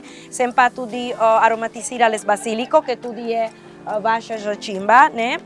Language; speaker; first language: Slovenian; non-native, fluent; Spanish